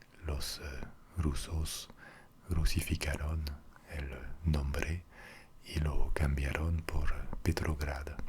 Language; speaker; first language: Spanish; non-native, fluent; French